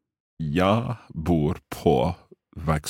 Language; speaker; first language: Swedish; non-native, learner; English